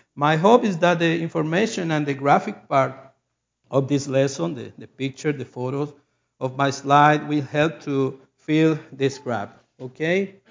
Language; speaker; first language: English; non-native, learner; Spanish